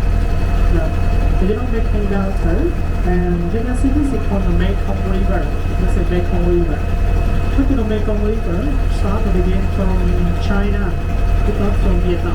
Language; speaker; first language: English; non-native, learner; Vietnamese